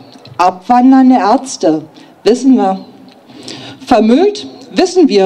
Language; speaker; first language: German; native; German